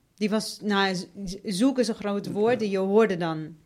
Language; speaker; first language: Dutch; non-native, fluent; Arabic